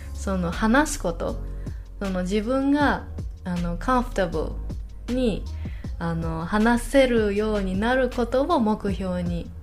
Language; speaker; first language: Japanese; native; Japanese